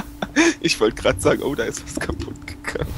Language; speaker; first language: German; native; German